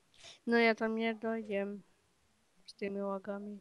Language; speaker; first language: Czech; non-native, local second language; Slovak